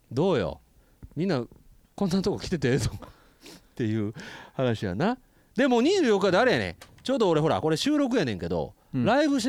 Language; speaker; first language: Japanese; native; Japanese